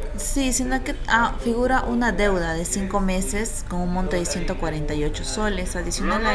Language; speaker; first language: Spanish; native; Spanish